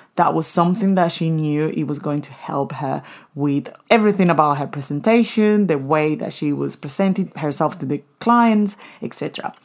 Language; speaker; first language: English; non-native, fluent; Spanish